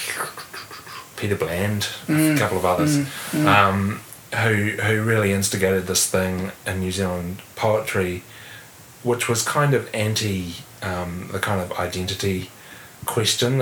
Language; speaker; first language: English; native; English